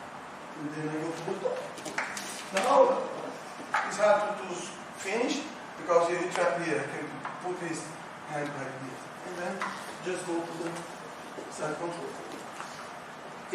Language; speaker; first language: English; non-native, learner; Portuguese